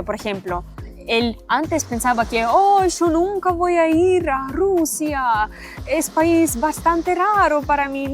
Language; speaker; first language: Spanish; non-native, learner; Russian